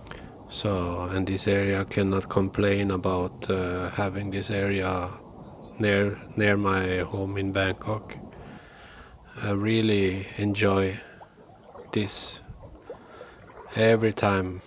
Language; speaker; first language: English; non-native, learner; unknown